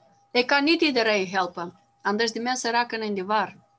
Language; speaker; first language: Dutch; non-native, fluent; Romanian